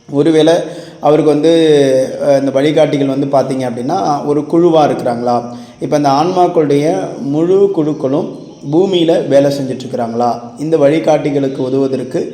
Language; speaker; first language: Tamil; native; Tamil